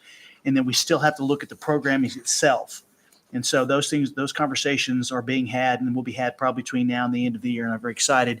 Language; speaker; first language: English; native; English